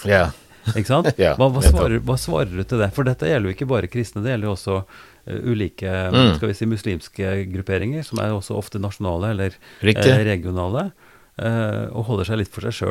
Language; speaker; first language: Norwegian; native; Norwegian